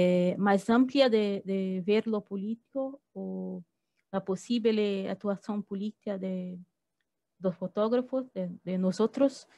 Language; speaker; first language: Spanish; non-native, fluent; Portuguese